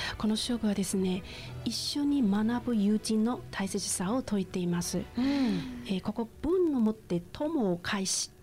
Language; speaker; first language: Japanese; non-native, fluent; Chinese